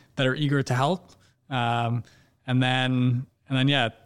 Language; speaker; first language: English; native; English